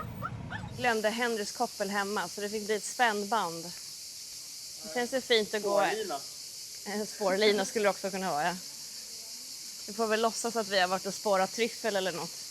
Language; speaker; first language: Swedish; native; Swedish